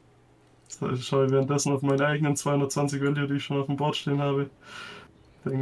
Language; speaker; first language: German; native; German